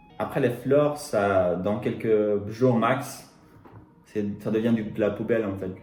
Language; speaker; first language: French; native; French